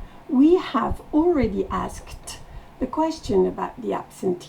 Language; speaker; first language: English; non-native, fluent; French